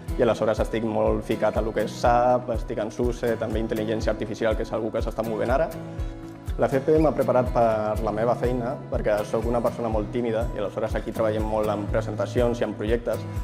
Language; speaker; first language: Catalan; non-native, local second language; Spanish